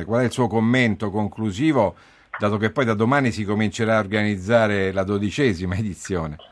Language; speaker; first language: Italian; native; Italian